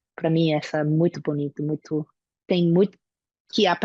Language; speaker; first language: Portuguese; non-native, learner; English